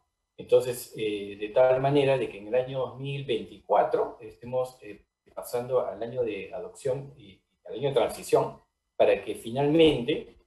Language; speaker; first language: Spanish; native; Spanish